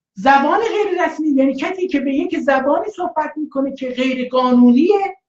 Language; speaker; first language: Persian; non-native, local second language; Azerbaijani